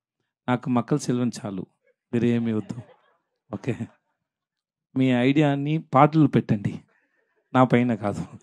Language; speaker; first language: Telugu; non-native, learner; Tamil